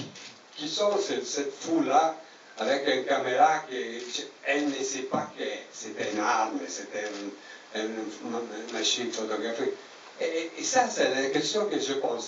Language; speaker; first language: French; non-native, learner; Italian